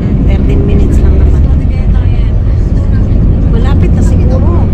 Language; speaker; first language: Filipino; non-native, local second language; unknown